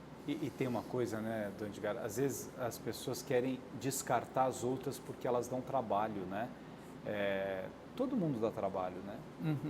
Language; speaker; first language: Portuguese; native; Portuguese